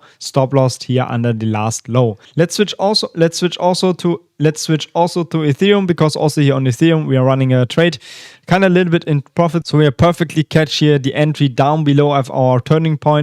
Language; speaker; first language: English; non-native, fluent; German